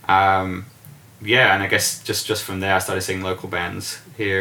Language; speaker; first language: English; native; English